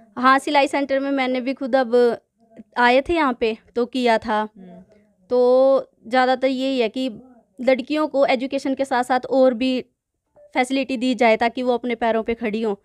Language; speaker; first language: Hindi; native; Hindi